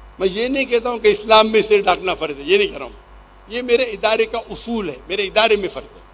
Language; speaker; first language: Urdu; non-native, local second language; Konkani